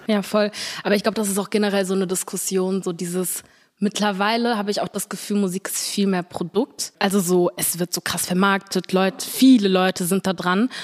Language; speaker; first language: German; early bilingual, other home language; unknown